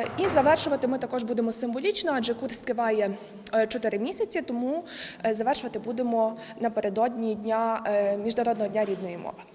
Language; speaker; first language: Ukrainian; native; Ukrainian